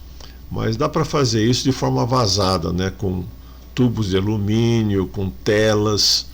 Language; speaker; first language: Portuguese; native; Portuguese